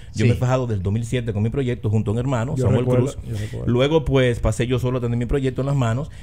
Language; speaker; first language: Spanish; native; Spanish